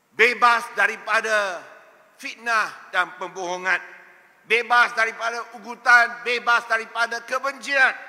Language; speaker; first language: Malay; non-native, local second language; Chinese